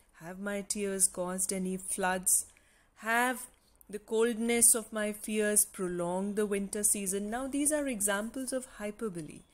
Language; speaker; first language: English; non-native, local second language; Punjabi